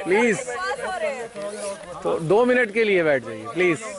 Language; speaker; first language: Hindi; native; Hindi